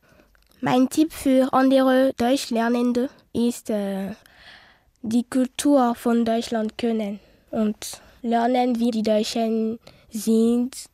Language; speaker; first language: German; non-native, learner; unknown